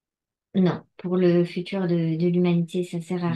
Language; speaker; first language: French; native; French